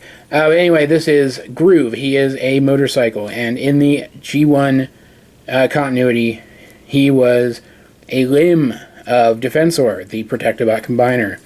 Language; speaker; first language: English; native; English